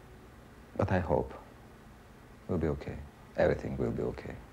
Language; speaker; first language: English; non-native, learner; Russian